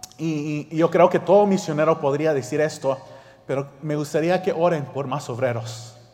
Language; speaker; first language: Spanish; early bilingual, heritage; Spanish